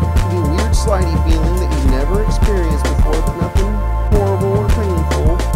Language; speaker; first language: English; native; English